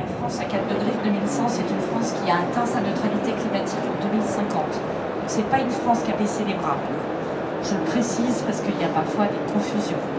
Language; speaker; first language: French; native; French